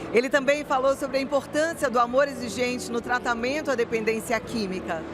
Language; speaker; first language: Portuguese; native; Portuguese